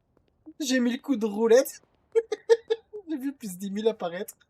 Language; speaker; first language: French; native; French